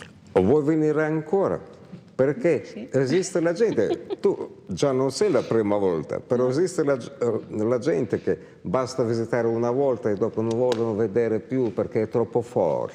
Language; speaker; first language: Italian; non-native, fluent; Russian